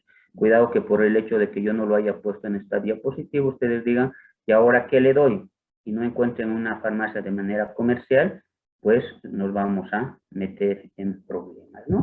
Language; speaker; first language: Spanish; native; Spanish